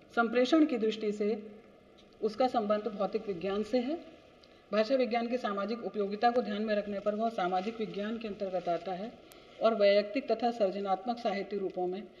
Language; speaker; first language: Hindi; native; Hindi